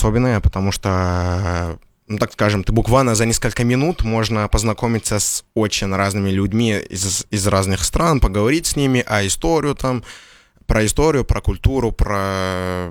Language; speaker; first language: Russian; non-native, fluent; Arabic